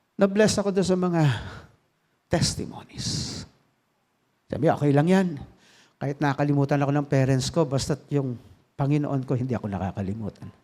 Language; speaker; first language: Filipino; native; Filipino